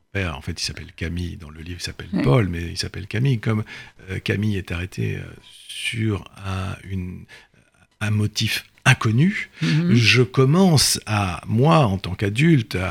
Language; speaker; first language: French; native; French